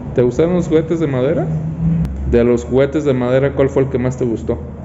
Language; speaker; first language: Spanish; native; Spanish